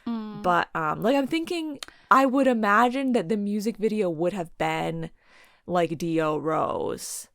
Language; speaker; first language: English; native; English